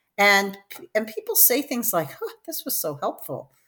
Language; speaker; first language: English; native; English